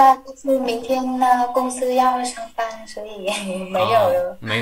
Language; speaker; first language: Chinese; non-native, learner; Vietnamese